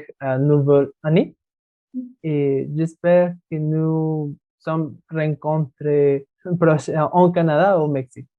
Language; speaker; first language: French; non-native, learner; Spanish